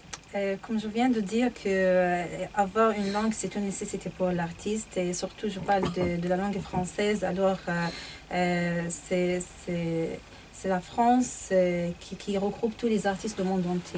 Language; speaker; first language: French; non-native, fluent; Arabic